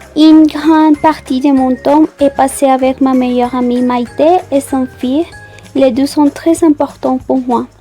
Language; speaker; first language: French; non-native, fluent; Spanish